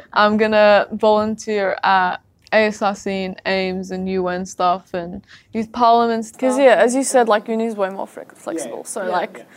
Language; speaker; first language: English; early bilingual, other home language; Arabic